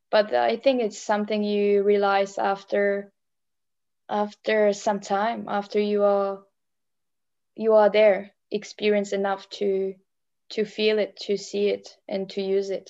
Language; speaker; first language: English; non-native, fluent; Czech